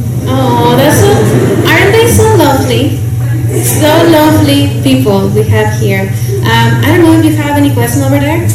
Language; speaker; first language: English; non-native, fluent; Spanish